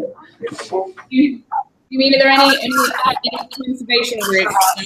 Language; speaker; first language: English; native; English